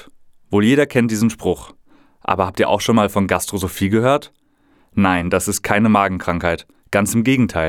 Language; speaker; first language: German; native; German